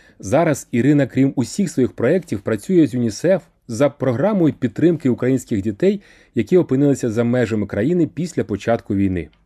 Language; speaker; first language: Ukrainian; native; Ukrainian